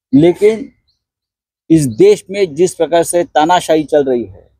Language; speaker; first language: Hindi; non-native, local second language; Marathi